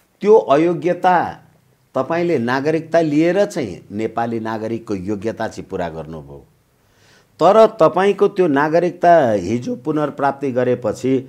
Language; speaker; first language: Nepali; native; Nepali